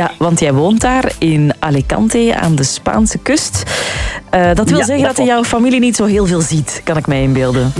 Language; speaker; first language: Dutch; native; Dutch